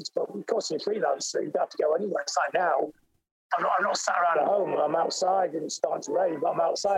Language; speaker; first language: English; native; English